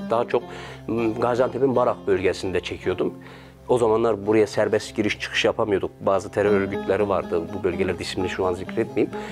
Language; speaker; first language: Turkish; native; Turkish